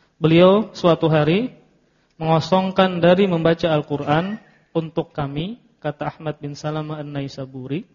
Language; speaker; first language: Indonesian; native; Indonesian